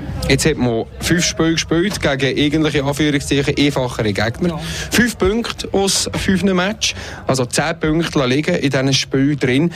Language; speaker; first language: German; native; German